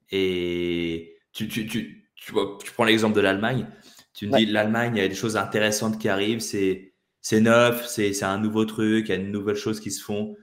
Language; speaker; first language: French; native; French